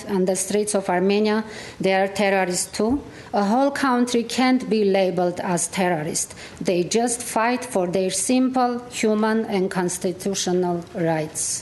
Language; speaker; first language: English; non-native, fluent; Armenian